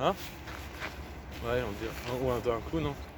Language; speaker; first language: French; native; French